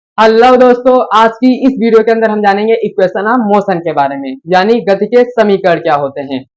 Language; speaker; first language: Hindi; native; Hindi